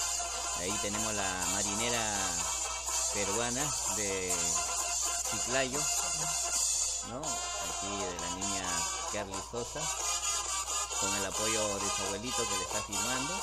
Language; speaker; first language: Spanish; native; Spanish